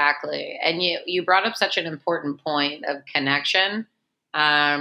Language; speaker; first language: English; native; English